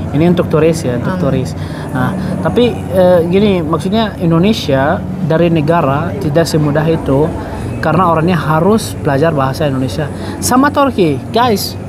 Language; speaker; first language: Indonesian; non-native, fluent; Arabic